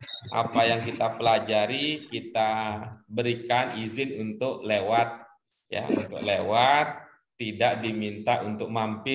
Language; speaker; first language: Indonesian; native; Indonesian